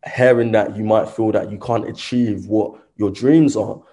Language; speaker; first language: English; native; English